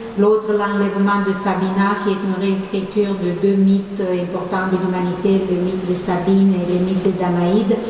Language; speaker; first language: French; non-native, fluent; Romanian